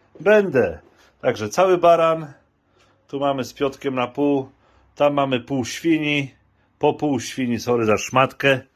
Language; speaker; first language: Polish; native; Polish